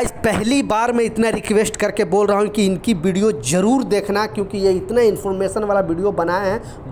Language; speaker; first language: Hindi; native; Hindi